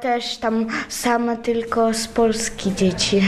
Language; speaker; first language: Polish; early bilingual, other home language; Ukrainian